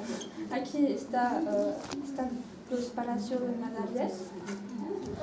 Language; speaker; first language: Spanish; non-native, learner; French